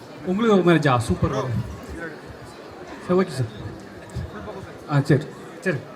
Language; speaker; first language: Tamil; native; Tamil